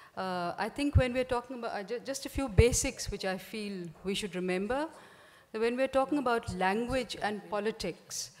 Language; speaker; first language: English; non-native, local second language; Hindi